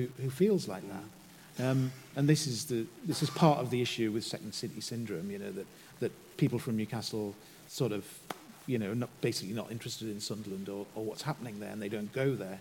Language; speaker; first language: English; native; English